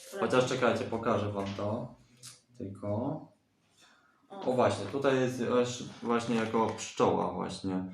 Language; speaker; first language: Polish; native; Polish